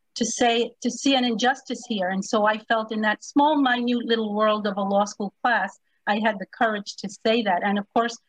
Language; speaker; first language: English; early bilingual, other home language; Spanish